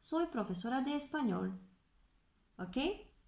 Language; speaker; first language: Spanish; non-native, fluent; Turkish